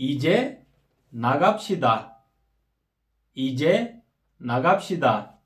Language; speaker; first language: Korean; non-native, fluent; Kyrgyz